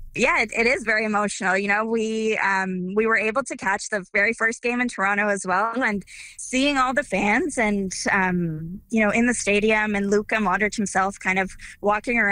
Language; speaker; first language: English; early bilingual, other home language; Croatian